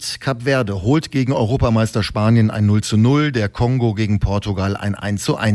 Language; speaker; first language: German; native; German